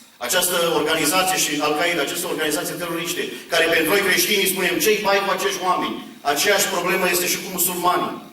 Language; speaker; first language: Romanian; early bilingual, heritage; Romanian